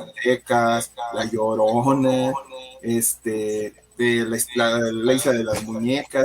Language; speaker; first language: Spanish; native; Spanish